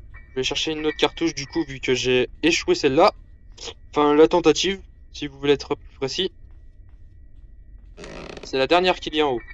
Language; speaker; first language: French; native; French